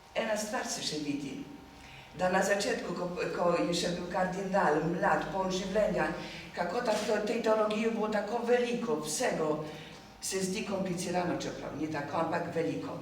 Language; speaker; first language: Slovenian; non-native, learner; Polish